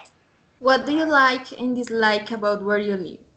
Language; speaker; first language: English; non-native, fluent; Spanish